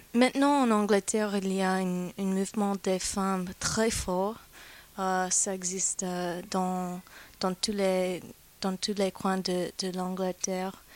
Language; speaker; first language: French; non-native, fluent; English